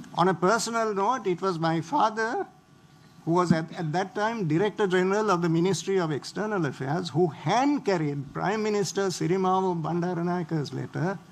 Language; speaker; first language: English; non-native, local second language; Sinhala